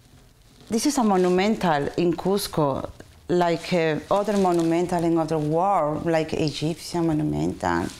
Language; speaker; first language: English; non-native, learner; Spanish